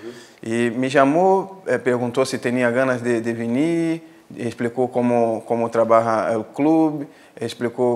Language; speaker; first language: Spanish; non-native, fluent; Portuguese